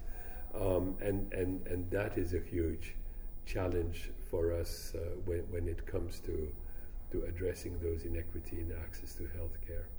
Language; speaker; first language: English; non-native, fluent; French